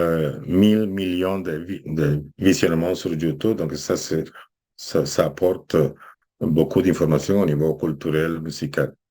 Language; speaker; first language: French; non-native, fluent; Spanish